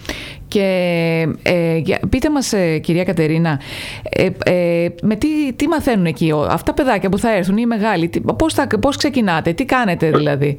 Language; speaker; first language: Greek; native; Greek